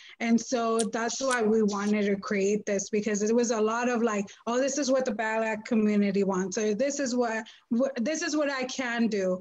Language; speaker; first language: English; early bilingual, other home language; Spanish